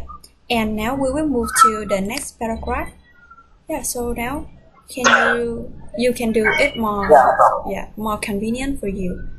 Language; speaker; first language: English; non-native, fluent; Vietnamese